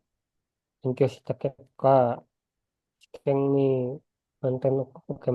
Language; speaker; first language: Japanese; non-native, learner; Indonesian